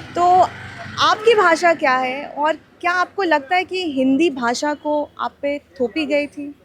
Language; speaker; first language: Hindi; non-native, local second language; Bangla